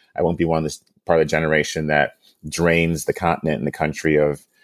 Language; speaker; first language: English; early bilingual, other home language; Yoruba